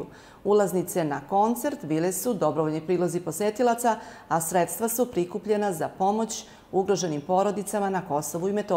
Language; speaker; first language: Serbian; native; Serbian